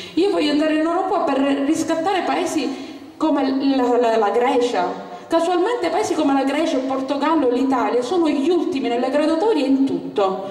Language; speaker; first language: Italian; native; Italian